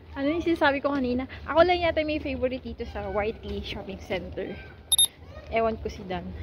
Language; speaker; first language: Filipino; native; Filipino